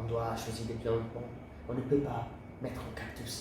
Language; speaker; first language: French; non-native, learner; Italian